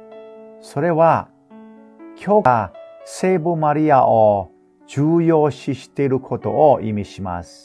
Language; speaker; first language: Japanese; non-native, fluent; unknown